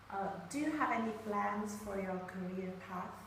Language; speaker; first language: English; non-native, learner; Vietnamese